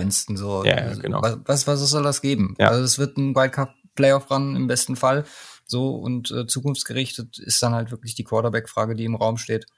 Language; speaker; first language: German; native; German